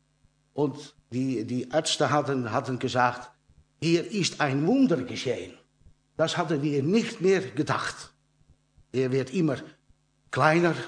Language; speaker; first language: German; non-native, learner; Dutch